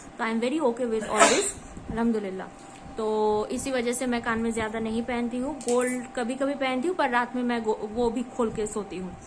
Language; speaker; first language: Hindi; non-native, local second language; Bangla